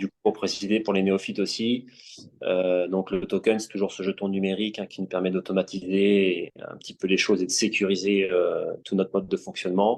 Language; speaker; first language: French; native; French